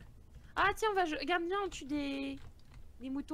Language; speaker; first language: French; native; French